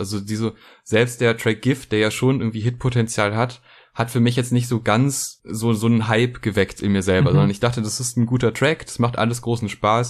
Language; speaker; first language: German; native; German